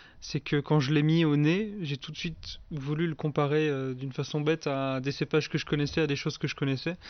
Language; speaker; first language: French; native; French